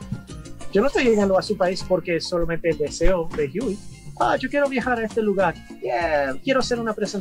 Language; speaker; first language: Spanish; early bilingual, heritage; English